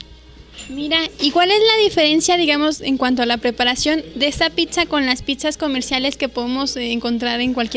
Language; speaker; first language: Spanish; native; Spanish